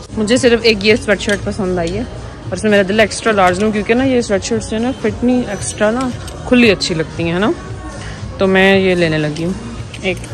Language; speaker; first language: Urdu; native; Urdu